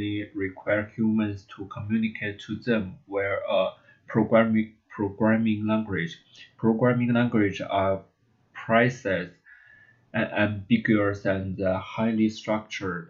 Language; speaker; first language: English; non-native, learner; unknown